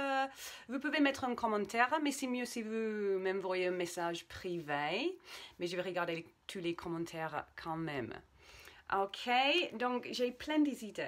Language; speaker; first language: French; non-native, fluent; English